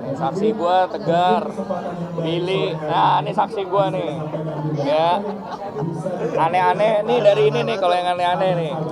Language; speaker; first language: Indonesian; native; Indonesian